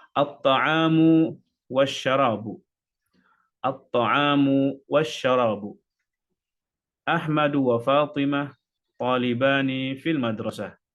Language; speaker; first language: Arabic; non-native, fluent; Indonesian